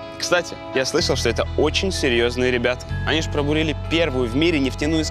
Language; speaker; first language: Russian; native; Russian